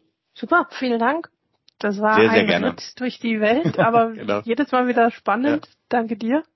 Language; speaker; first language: German; native; German